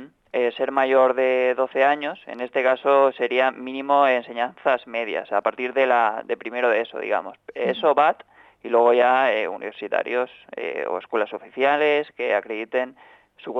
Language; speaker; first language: Spanish; native; Spanish